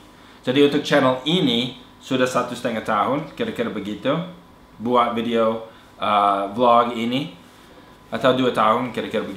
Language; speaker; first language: Indonesian; non-native, fluent; English